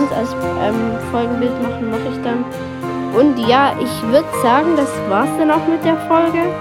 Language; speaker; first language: German; native; German